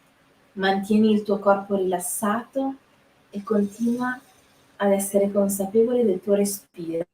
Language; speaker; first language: Italian; native; Italian